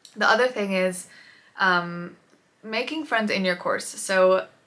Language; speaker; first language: English; native; English